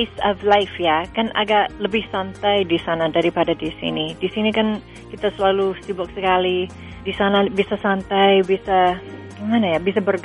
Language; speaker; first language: Indonesian; non-native, fluent; English